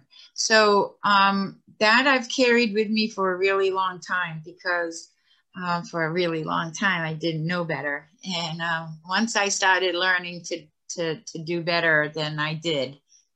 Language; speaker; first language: English; native; English